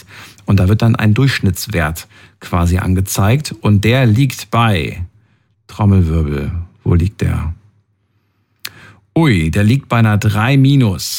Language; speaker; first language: German; native; German